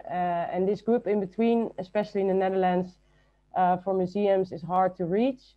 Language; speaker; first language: English; non-native, fluent; Dutch